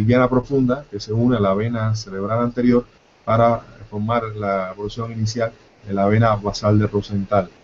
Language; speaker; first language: Spanish; native; Spanish